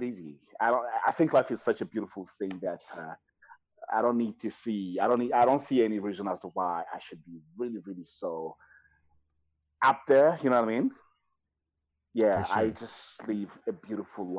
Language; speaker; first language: English; non-native, local second language; Kinyarwanda